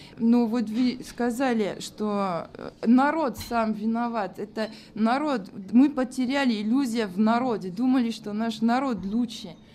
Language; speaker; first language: Russian; non-native, fluent; French